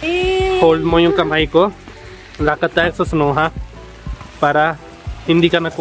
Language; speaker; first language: Filipino; non-native, learner; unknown